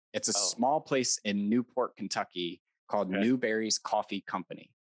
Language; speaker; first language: English; native; English